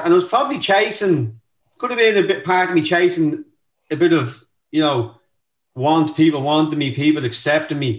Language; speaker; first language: English; native; English